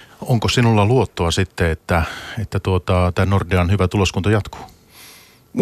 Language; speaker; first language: Finnish; native; Finnish